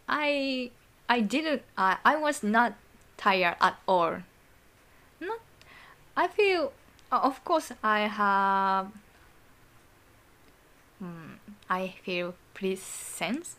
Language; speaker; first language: English; non-native, learner; Japanese